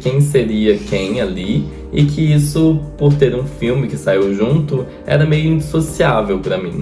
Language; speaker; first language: Portuguese; native; Portuguese